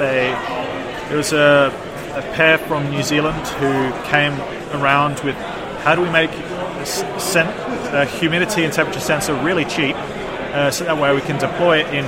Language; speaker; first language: English; native; English